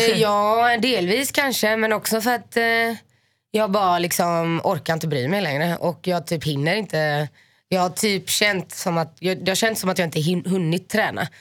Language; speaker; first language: Swedish; native; Swedish